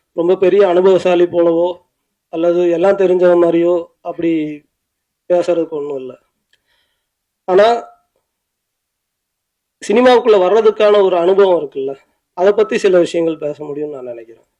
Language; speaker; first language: Tamil; native; Tamil